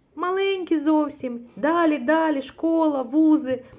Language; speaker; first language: Ukrainian; non-native, local second language; Russian